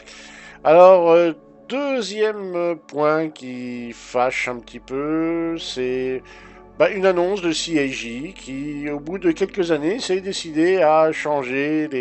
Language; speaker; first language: French; native; French